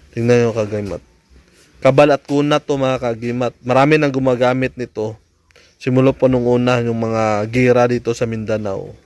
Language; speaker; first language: Filipino; non-native, local second language; Cebuano